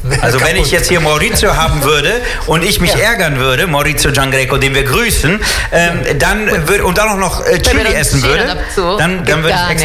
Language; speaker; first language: German; native; German